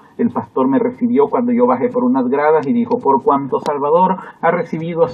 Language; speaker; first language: Spanish; native; Spanish